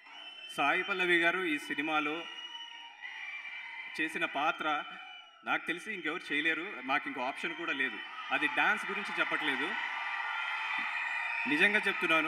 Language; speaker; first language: Telugu; native; Telugu